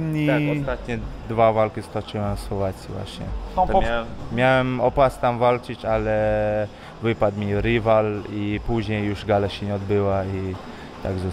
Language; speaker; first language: Polish; non-native, fluent; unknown